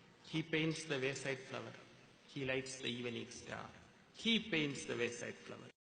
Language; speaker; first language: English; non-native, local second language; Malayalam